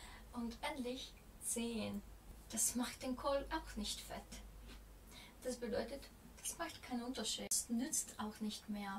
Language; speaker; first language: German; non-native, fluent; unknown